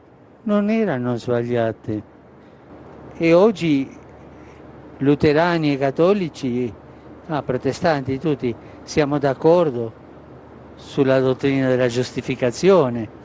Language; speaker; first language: Italian; non-native, fluent; Spanish